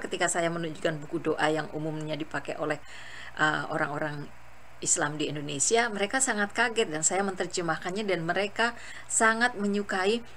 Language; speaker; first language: Indonesian; native; Indonesian